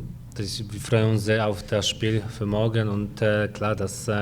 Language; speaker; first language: German; non-native, fluent; Polish